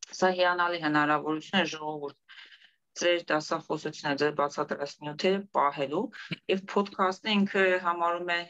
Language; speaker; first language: Armenian; native; Armenian